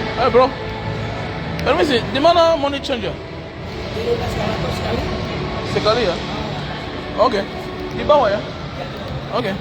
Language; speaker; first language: Indonesian; non-native, learner; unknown